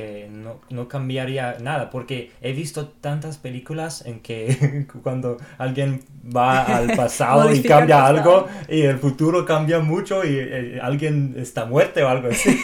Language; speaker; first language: Spanish; non-native, fluent; English